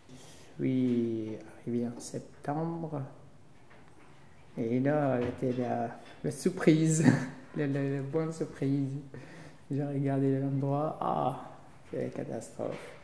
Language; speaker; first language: French; non-native, learner; Kurdish